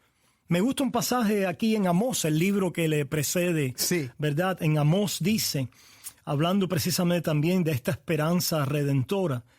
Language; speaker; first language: Spanish; native; Spanish